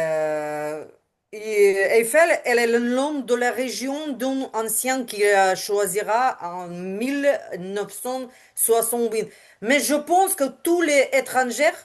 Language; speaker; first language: French; non-native, learner; Ukrainian